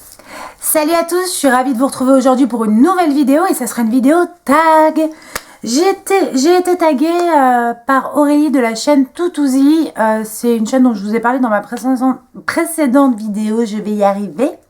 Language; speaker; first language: French; native; French